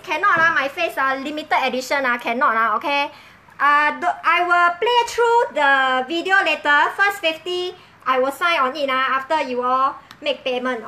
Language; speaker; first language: English; non-native, local second language; Min Nan Chinese